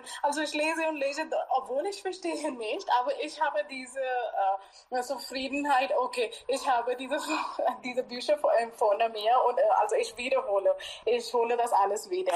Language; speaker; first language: German; non-native, learner; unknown